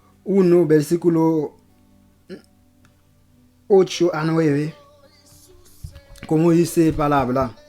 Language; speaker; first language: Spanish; non-native, local second language; Haitian Creole